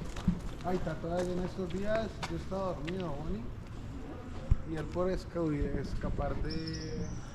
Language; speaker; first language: Spanish; native; Spanish